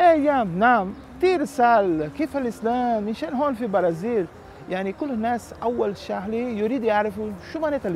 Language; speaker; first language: Arabic; non-native, learner; Portuguese